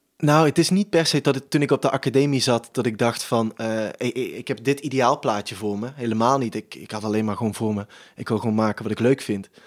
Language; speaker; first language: Dutch; native; Dutch